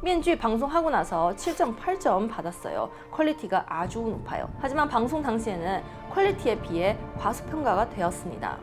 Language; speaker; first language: Korean; non-native, fluent; Chinese